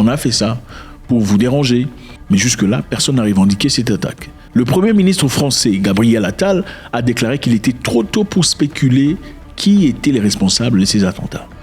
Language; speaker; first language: French; non-native, local second language; Lingala